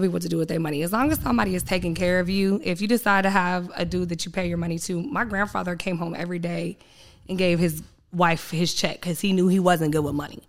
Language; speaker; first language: English; native; English